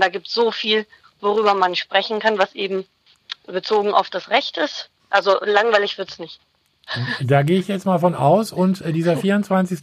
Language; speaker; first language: German; native; German